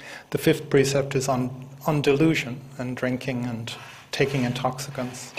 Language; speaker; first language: English; native; English